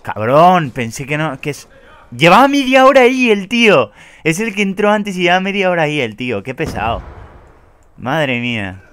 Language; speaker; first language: Spanish; native; Spanish